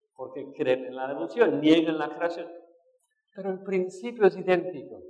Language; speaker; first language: Spanish; non-native, fluent; English